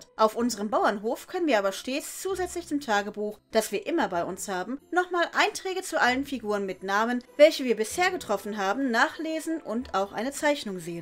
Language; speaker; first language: German; native; German